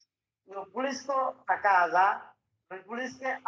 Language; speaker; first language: Italian; non-native, learner; Bangla